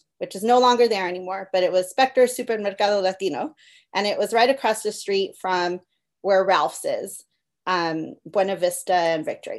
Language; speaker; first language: English; early bilingual, other home language; Spanish